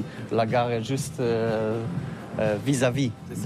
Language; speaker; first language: French; non-native, learner; Polish